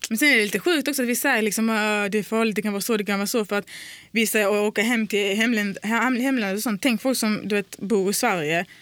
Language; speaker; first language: Swedish; early bilingual, other home language; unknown